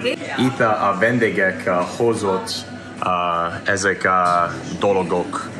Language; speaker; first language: Hungarian; non-native, learner; English